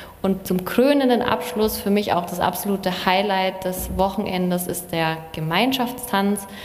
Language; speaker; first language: German; native; German